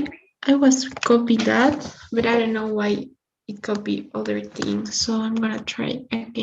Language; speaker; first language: English; non-native, learner; Spanish